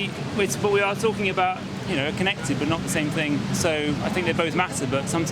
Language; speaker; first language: English; native; English